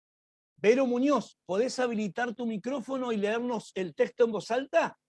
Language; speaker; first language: Spanish; native; Spanish